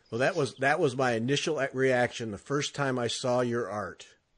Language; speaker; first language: English; native; English